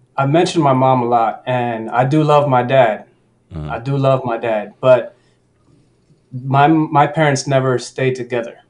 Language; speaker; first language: English; early bilingual, other home language; Spanish